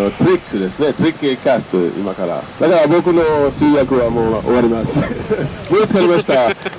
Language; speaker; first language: Japanese; non-native, fluent; French